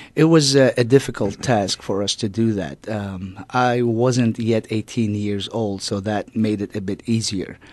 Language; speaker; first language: English; non-native, fluent; Arabic